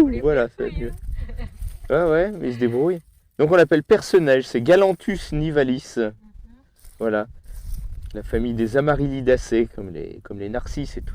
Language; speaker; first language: French; native; French